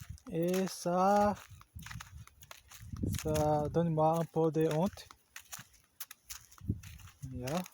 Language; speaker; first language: French; non-native, learner; Portuguese